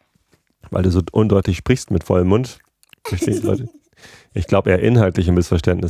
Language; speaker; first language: German; native; German